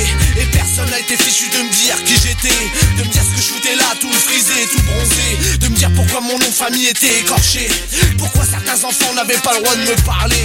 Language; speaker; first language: French; early bilingual, other home language; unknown